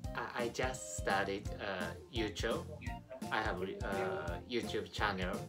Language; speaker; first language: English; non-native, learner; Japanese